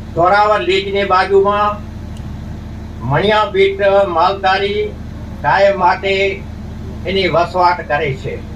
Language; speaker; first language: Gujarati; non-native, local second language; Kachhi